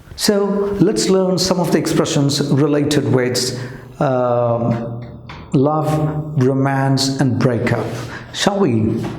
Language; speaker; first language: English; non-native, local second language; Malayalam